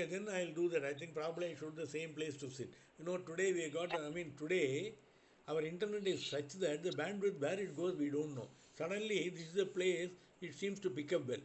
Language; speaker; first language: English; non-native, local second language; Tamil